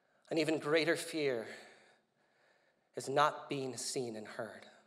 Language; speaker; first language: English; early bilingual, other home language; Spanish